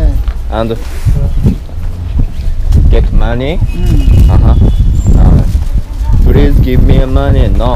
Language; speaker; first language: English; non-native, learner; Japanese